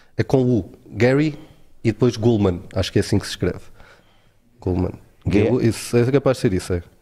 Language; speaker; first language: Portuguese; native; Portuguese